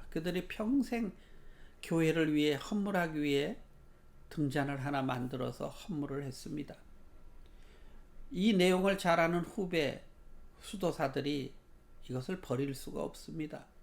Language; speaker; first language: Korean; native; Korean